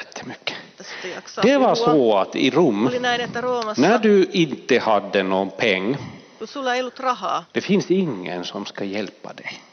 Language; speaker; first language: Swedish; non-native, fluent; Finnish